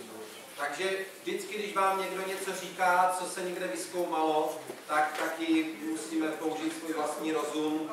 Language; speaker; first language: Russian; non-native, learner; Czech